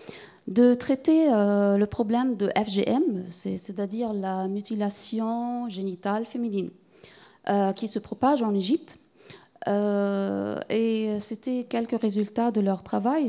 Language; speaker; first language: French; non-native, fluent; Arabic